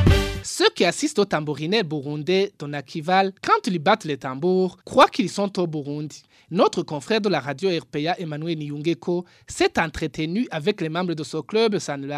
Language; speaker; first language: French; non-native, local second language; Rundi